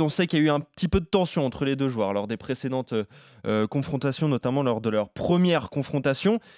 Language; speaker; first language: French; native; French